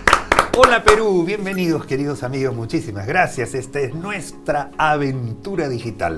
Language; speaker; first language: Spanish; native; Spanish